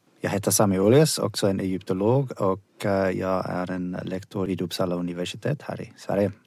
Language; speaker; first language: Swedish; non-native, fluent; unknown